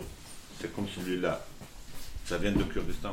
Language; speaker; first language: French; non-native, fluent; Kurdish